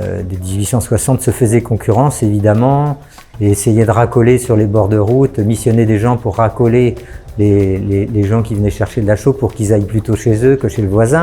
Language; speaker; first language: French; native; French